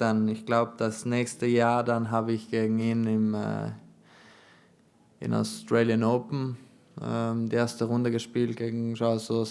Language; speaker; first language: German; non-native, fluent; Italian